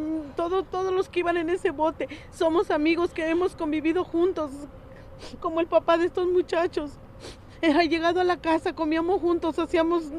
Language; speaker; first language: Spanish; native; Spanish